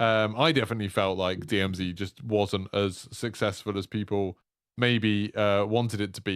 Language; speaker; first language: English; native; English